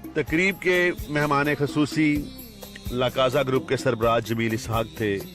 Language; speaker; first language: Urdu; native; Urdu